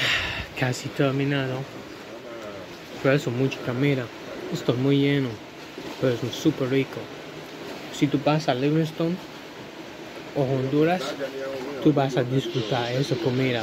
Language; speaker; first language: Spanish; non-native, learner; English